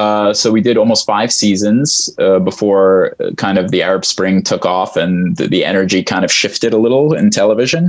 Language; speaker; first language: English; early bilingual, other home language; Arabic